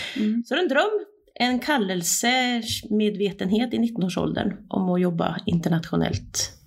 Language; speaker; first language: Swedish; native; Swedish